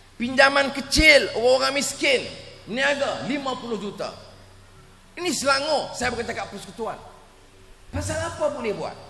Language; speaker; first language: Malay; native; Malay